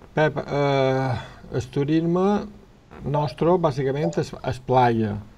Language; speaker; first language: Catalan; native; Catalan